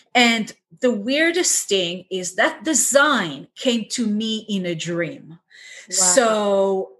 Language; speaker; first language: English; non-native, fluent; Hebrew